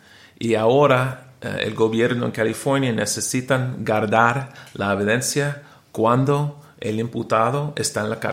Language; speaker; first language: Spanish; non-native, learner; English